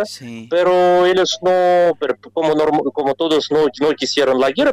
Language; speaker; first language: Spanish; non-native, fluent; Russian